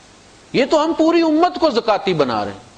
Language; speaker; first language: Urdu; non-native, local second language; Punjabi